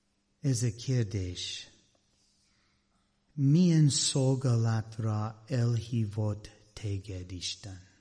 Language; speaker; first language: Hungarian; non-native, learner; English